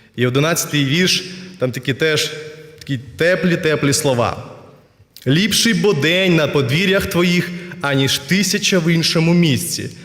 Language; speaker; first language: Ukrainian; non-native, local second language; Russian